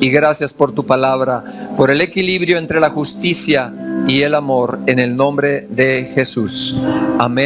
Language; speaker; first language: Spanish; native; Spanish